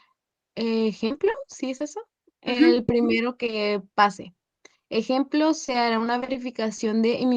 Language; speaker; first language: Spanish; native; Spanish